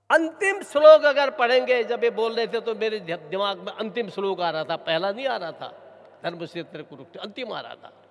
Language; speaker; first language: Hindi; non-native, local second language; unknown